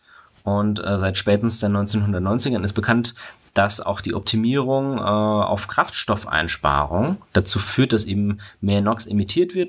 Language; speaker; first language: German; native; German